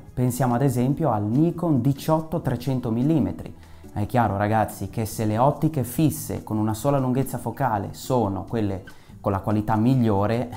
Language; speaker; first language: Italian; native; Italian